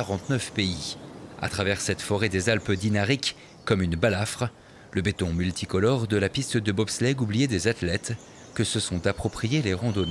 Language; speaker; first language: French; native; French